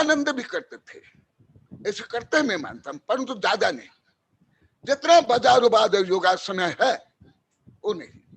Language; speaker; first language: Hindi; native; Hindi